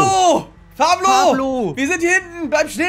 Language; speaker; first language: German; native; German